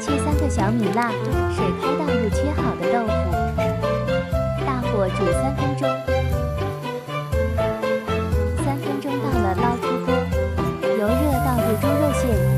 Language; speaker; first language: Chinese; native; Chinese